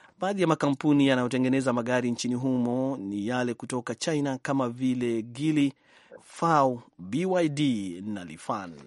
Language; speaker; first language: Swahili; non-native, local second language; Kikuyu